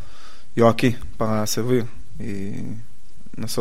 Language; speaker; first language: Spanish; non-native, learner; Hebrew